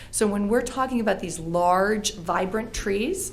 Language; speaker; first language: English; native; English